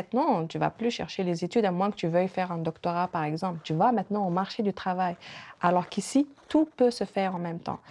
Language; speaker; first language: French; non-native, local second language; Kabyle